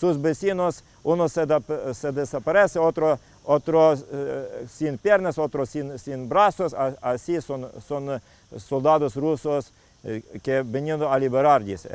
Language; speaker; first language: Spanish; non-native, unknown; Ukrainian